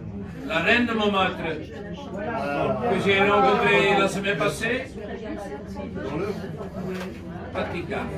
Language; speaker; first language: French; non-native, learner; Dutch